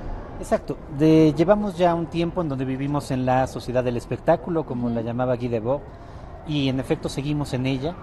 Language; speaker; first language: Spanish; native; Spanish